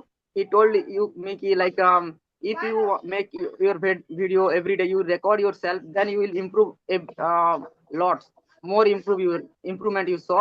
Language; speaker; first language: English; non-native, learner; Odia